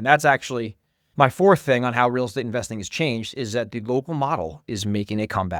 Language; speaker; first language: English; native; English